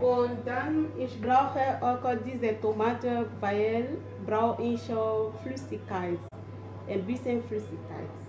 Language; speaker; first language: German; non-native, learner; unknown